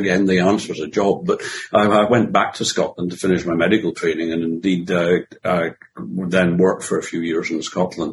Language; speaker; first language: English; native; English